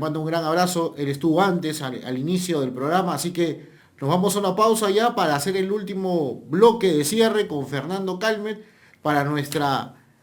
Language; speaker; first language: Spanish; native; Spanish